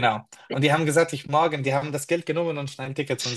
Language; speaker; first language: German; non-native, fluent; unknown